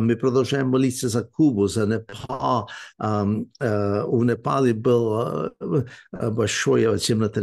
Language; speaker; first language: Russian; early bilingual, heritage; English